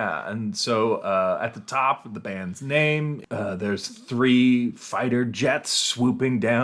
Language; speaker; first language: English; native; English